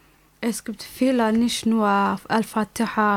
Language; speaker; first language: German; non-native, learner; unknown